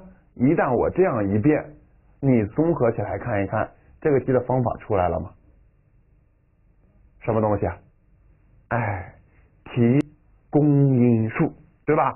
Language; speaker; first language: Chinese; native; Chinese